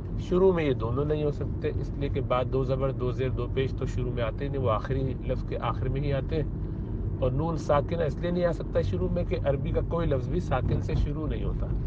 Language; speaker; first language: Urdu; native; Urdu